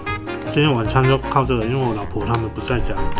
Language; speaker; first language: Chinese; native; Chinese